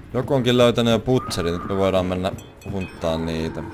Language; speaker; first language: Finnish; native; Finnish